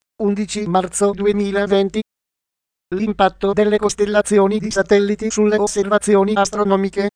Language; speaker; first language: Italian; native; Italian